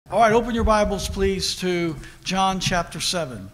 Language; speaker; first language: English; native; English